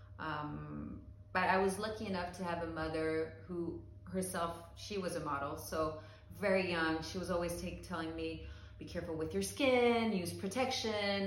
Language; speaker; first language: English; early bilingual, heritage; English